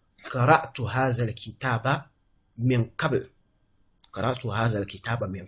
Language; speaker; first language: Arabic; non-native, fluent; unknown